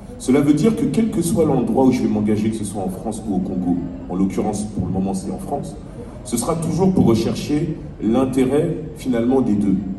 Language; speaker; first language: French; native; French